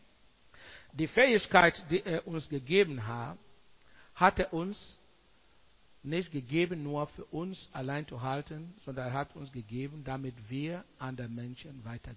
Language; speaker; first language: German; non-native, learner; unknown